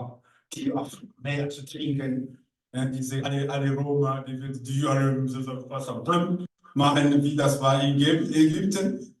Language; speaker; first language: German; non-native, learner; Rundi